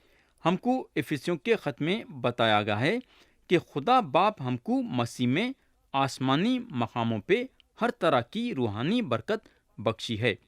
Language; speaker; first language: Urdu; native; Urdu